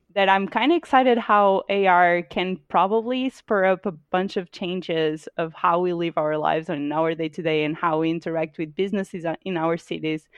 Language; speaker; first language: English; non-native, fluent; Portuguese